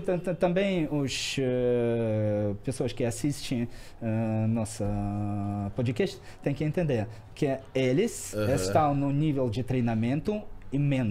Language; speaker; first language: Portuguese; non-native, learner; Russian